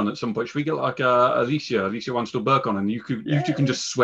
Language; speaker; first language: English; native; English